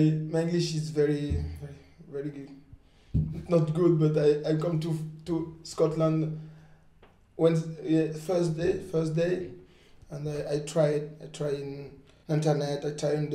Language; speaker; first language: English; non-native, learner; French